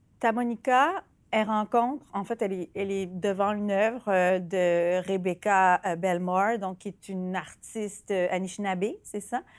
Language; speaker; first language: French; native; French